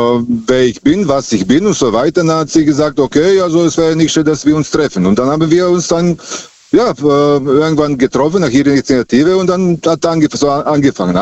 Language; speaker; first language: German; native; German